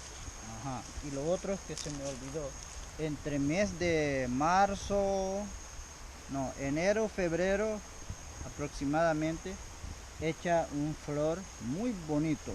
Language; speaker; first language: Spanish; non-native, local second language; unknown